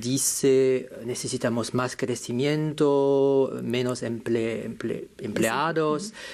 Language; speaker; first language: Spanish; non-native, fluent; French